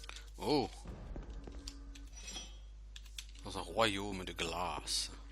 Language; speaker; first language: French; native; French